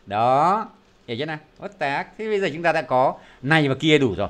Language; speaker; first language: Vietnamese; native; Vietnamese